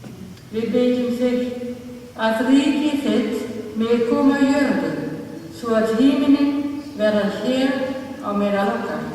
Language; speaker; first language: Icelandic; non-native, learner; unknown